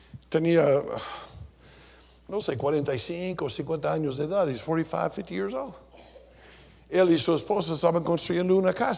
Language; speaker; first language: Spanish; non-native, fluent; English